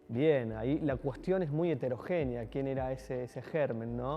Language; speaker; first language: Spanish; native; Spanish